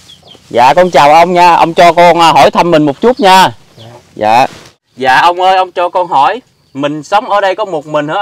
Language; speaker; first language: Vietnamese; native; Vietnamese